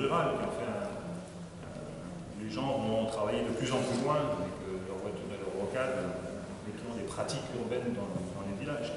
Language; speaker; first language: French; native; French